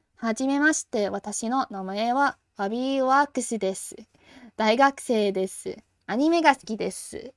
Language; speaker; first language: Japanese; non-native, learner; English